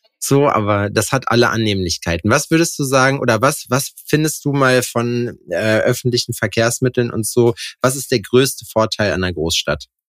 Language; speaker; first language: German; native; German